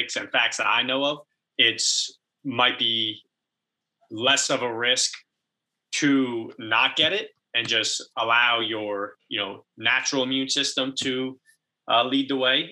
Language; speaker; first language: English; native; English